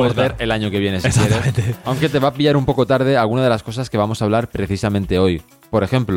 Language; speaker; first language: Spanish; native; Spanish